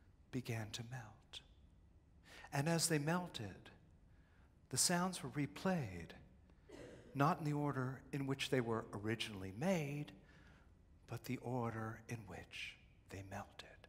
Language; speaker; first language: English; native; English